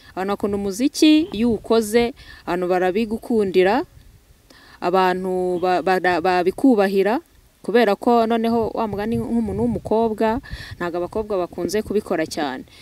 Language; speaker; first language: Kinyarwanda; native; Kinyarwanda